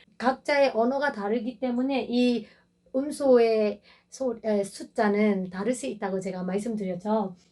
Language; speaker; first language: Korean; non-native, fluent; Burmese